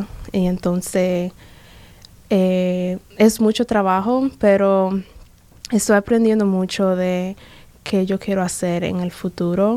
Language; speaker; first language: Spanish; early bilingual, other home language; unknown